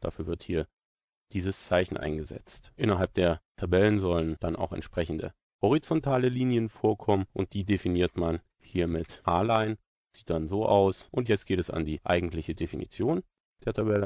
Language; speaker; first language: German; native; German